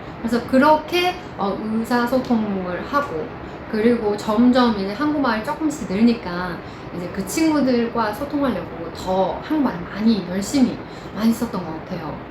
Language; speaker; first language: Korean; non-native, fluent; Chinese